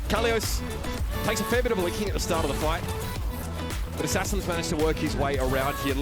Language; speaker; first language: English; native; English